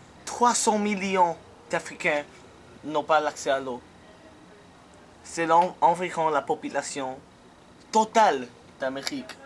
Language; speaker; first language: French; non-native, learner; English